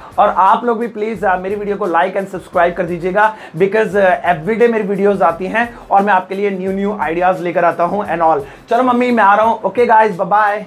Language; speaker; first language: Hindi; native; Hindi